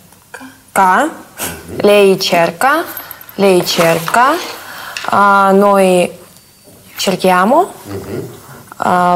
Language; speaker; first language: Italian; non-native, learner; Russian